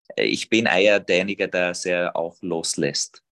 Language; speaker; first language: German; non-native, fluent; Arabic